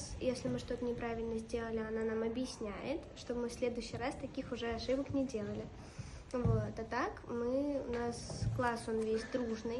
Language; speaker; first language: Russian; non-native, local second language; Uzbek